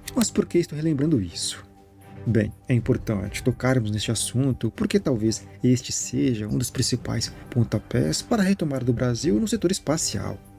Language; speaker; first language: Portuguese; native; Portuguese